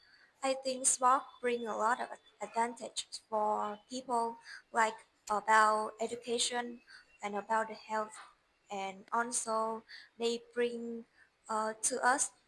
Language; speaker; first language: English; non-native, learner; Vietnamese